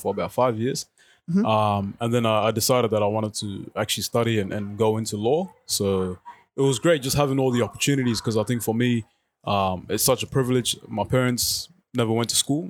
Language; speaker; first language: English; native; English